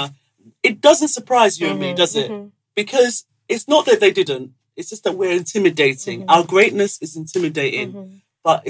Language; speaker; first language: English; non-native, local second language; Yoruba